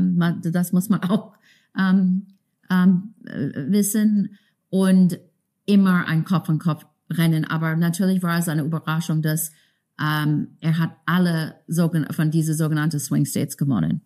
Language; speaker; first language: German; non-native, fluent; English